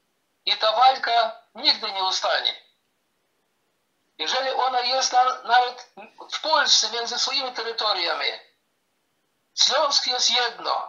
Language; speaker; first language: Polish; early bilingual, heritage; Polish